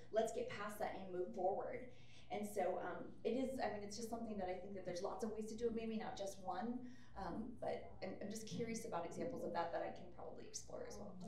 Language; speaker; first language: English; native; English